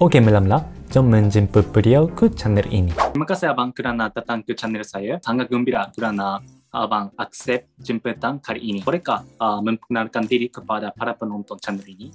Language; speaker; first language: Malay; non-native, learner; Japanese